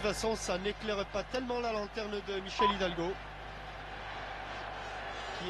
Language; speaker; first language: French; native; French